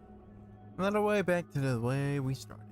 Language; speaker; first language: English; native; English